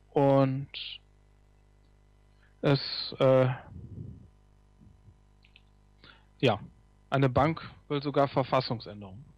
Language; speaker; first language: German; native; German